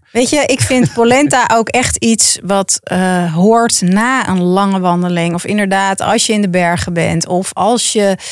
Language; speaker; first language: Dutch; native; Dutch